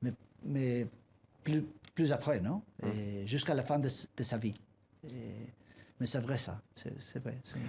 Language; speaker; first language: French; non-native, learner; Spanish